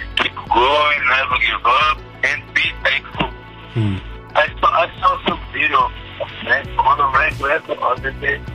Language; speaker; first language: English; non-native, fluent; Portuguese